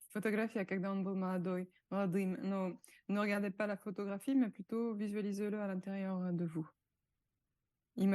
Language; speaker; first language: French; native; French